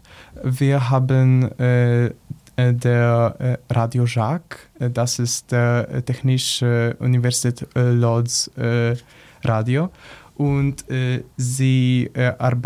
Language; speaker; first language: German; non-native, learner; Polish